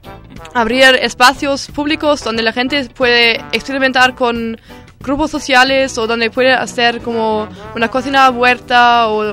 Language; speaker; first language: Spanish; non-native, learner; German